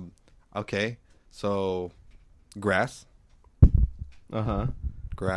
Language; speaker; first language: English; native; English